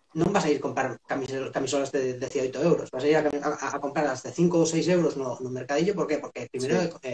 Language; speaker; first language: Galician; non-native, local second language; Spanish